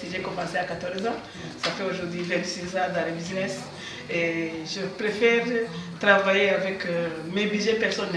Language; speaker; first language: French; non-native, local second language; Kinyarwanda